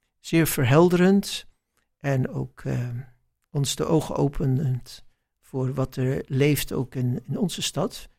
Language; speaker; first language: Dutch; native; Dutch